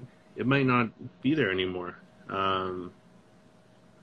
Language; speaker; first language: English; native; English